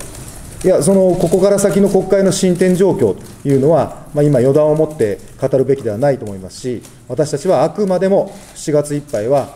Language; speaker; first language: Japanese; native; Japanese